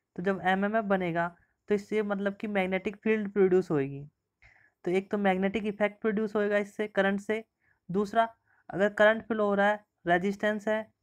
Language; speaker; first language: Hindi; native; Hindi